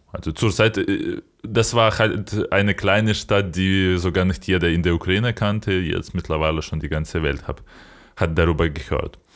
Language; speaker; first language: German; non-native, fluent; Ukrainian